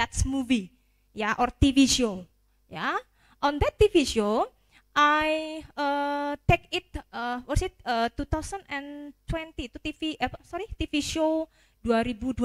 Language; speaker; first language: English; non-native, fluent; Indonesian